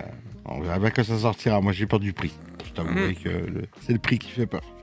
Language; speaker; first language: French; native; French